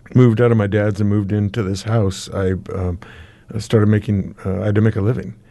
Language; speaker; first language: English; native; English